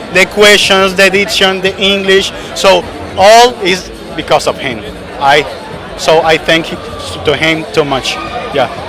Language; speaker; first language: English; non-native, learner; Spanish